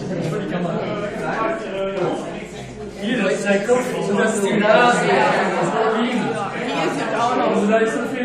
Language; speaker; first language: German; native; German